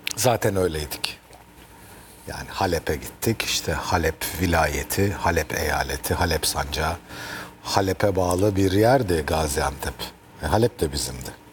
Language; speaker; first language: Turkish; native; Turkish